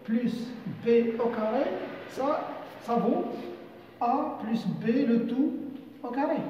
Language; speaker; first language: French; non-native, local second language; Arabic